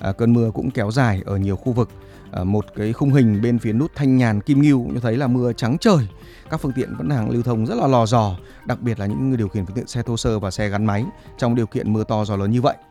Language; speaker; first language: Vietnamese; native; Vietnamese